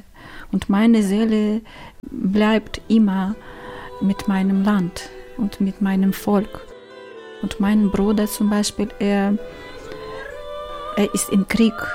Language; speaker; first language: German; non-native, learner; Ukrainian